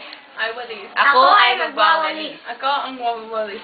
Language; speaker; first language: Filipino; non-native, learner; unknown